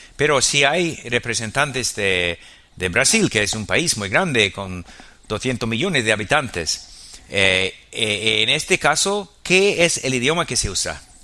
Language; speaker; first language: Spanish; non-native, fluent; English